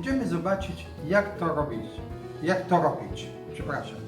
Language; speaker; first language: Polish; non-native, learner; Italian